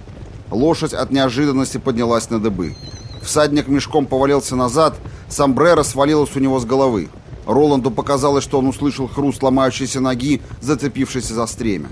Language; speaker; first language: Russian; native; Russian